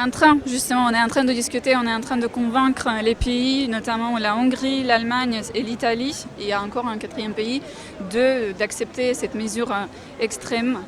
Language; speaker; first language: French; non-native, fluent; Russian